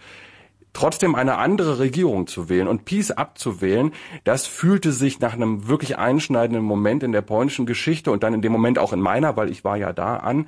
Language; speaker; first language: German; native; German